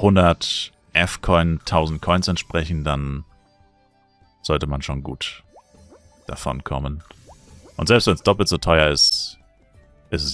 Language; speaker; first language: German; native; German